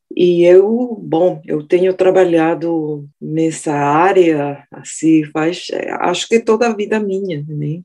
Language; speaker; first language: Portuguese; non-native, fluent; Spanish